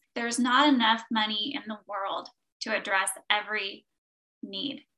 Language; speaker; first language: English; native; English